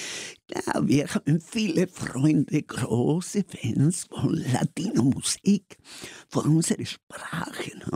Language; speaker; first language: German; non-native, learner; Spanish